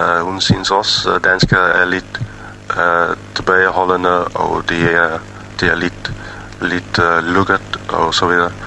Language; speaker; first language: Danish; non-native, fluent; English